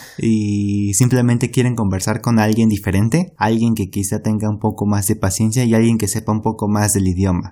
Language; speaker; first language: Spanish; native; Spanish